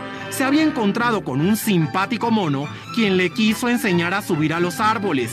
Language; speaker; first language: Spanish; native; Spanish